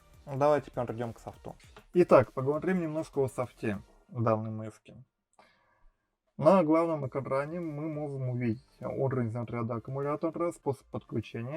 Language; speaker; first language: Russian; native; Russian